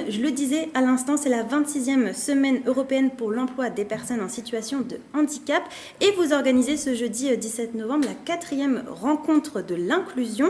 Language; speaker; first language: French; native; French